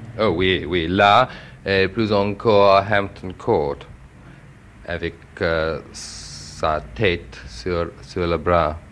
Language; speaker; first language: French; non-native, learner; English